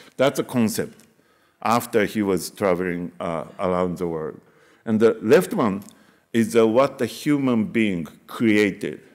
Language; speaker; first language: English; non-native, fluent; Japanese